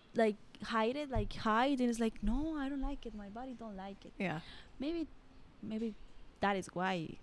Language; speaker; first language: English; non-native, learner; Spanish